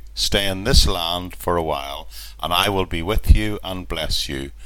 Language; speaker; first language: English; native; English